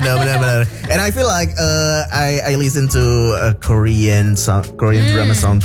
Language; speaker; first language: English; non-native, fluent; Indonesian